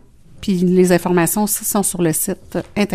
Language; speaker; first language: French; native; French